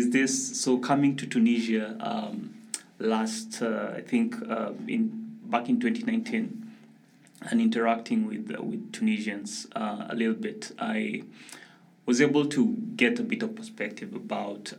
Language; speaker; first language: English; non-native, local second language; Luo (Kenya and Tanzania)